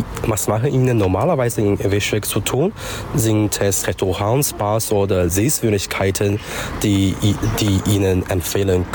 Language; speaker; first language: German; non-native, learner; Chinese